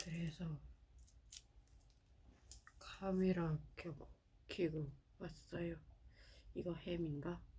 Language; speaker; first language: Korean; non-native, learner; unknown